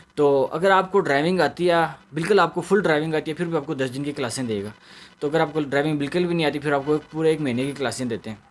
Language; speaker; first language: Urdu; non-native, local second language; Punjabi